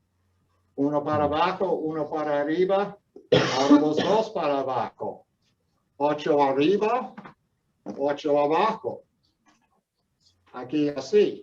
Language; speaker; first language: Spanish; non-native, fluent; English